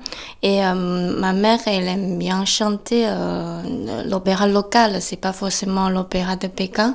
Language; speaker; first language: French; non-native, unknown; Chinese